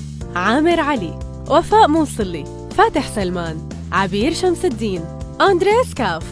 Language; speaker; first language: Arabic; native; Arabic